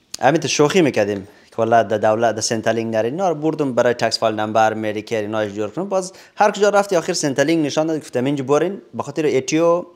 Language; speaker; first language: Persian; native; Persian